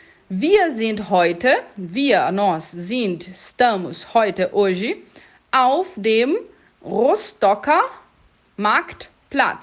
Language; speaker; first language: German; non-native, fluent; Portuguese